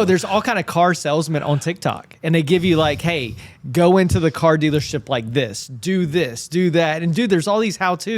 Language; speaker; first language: English; native; English